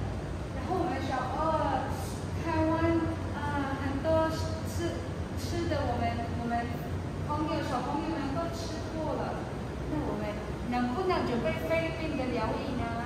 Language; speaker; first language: Chinese; non-native, fluent; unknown